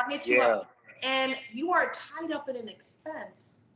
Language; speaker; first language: English; native; English